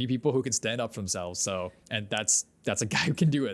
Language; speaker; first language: English; native; English